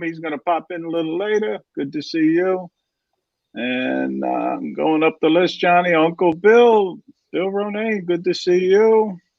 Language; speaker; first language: English; native; English